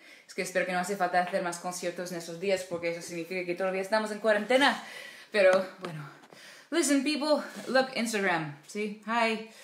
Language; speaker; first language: Spanish; non-native, fluent; English